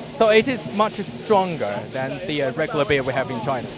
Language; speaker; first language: English; non-native, fluent; Chinese